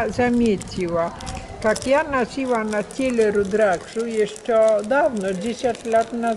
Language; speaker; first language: Russian; non-native, learner; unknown